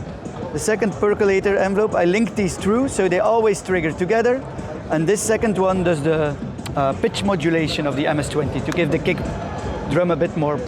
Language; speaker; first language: English; non-native, fluent; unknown